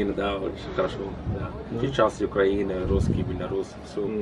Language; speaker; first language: Russian; non-native, learner; Arabic